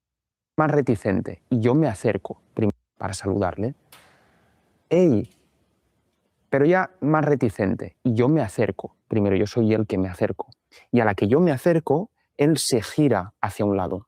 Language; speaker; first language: Spanish; native; Spanish